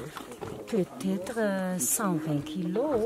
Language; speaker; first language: French; non-native, local second language; Malagasy